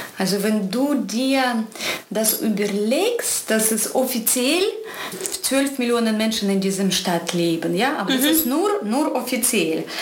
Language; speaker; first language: German; non-native, fluent; Russian